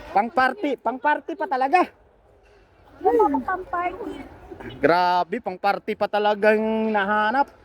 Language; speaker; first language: Filipino; non-native, local second language; Cebuano